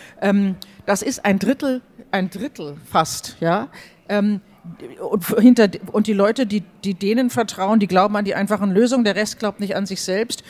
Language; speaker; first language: German; native; German